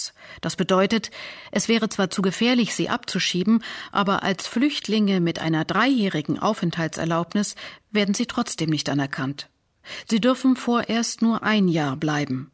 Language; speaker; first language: German; native; German